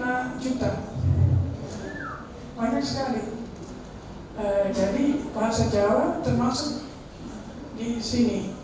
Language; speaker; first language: Indonesian; non-native, fluent; Dutch